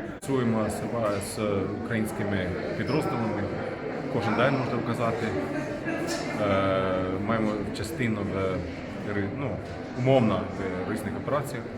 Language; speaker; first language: Ukrainian; non-native, learner; Lithuanian